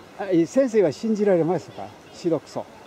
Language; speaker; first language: Japanese; non-native, learner; Korean